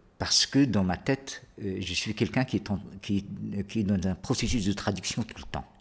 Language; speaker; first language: French; non-native, local second language; Arabic